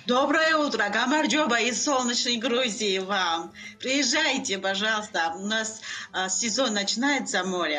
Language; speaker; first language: Russian; non-native, fluent; Georgian